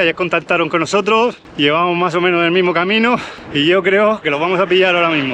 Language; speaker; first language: Spanish; native; Spanish